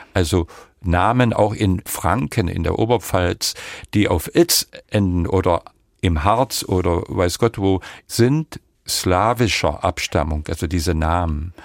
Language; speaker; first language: German; non-native, local second language; Upper Sorbian